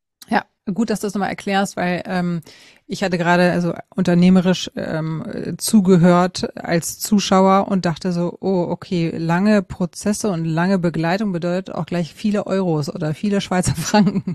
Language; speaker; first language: German; native; German